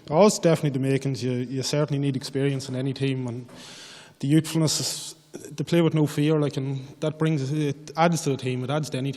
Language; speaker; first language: English; native; English